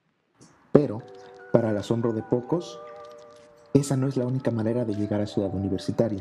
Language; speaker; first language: Spanish; native; Spanish